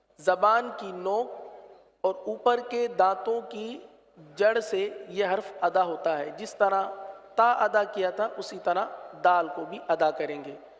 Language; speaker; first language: Urdu; native; Urdu